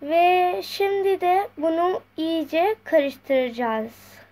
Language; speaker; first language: Turkish; non-native, fluent; Urdu